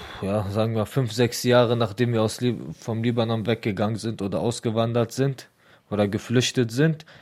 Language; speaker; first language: German; early bilingual, other home language; Arabic